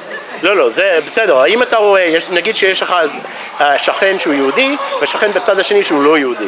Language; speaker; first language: Hebrew; non-native, fluent; English